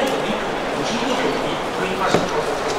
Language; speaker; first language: Japanese; native; Japanese